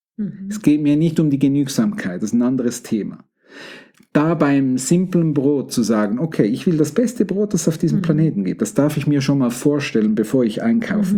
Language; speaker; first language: German; native; German